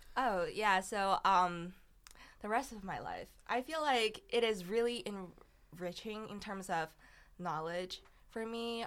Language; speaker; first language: English; non-native, fluent; Chinese